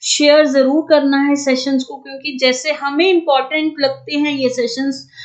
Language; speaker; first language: Hindi; native; Hindi